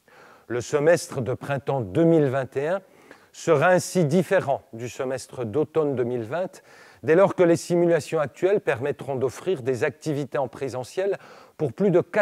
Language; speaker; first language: French; native; French